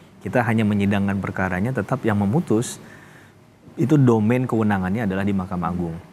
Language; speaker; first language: Indonesian; native; Indonesian